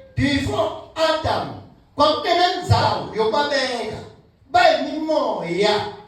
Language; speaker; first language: Zulu; non-native, local second language; Swati